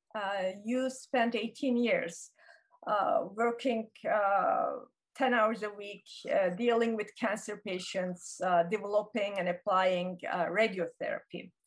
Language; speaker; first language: English; non-native, fluent; Turkish